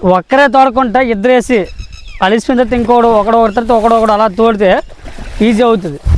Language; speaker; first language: Telugu; non-native, local second language; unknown